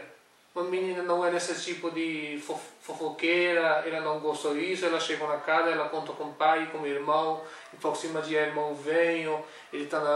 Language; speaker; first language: Portuguese; non-native, learner; Urdu